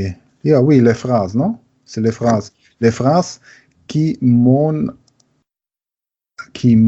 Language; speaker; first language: French; non-native, learner; German